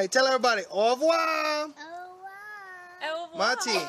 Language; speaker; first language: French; non-native, learner; English